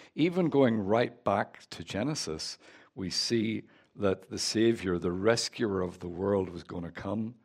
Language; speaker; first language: English; native; English